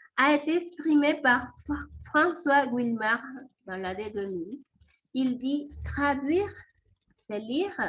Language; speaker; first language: French; non-native, fluent; Spanish